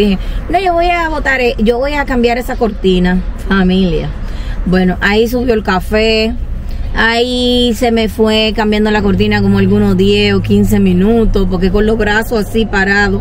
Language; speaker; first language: Spanish; native; Spanish